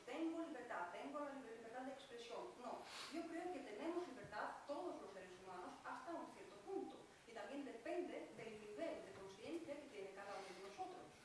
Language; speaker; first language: Spanish; non-native, fluent; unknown